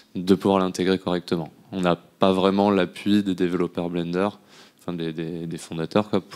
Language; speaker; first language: French; native; French